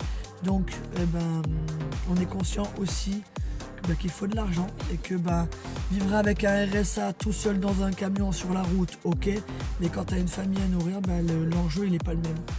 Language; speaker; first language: French; native; French